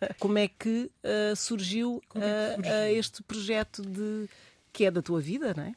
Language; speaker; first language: Portuguese; native; Portuguese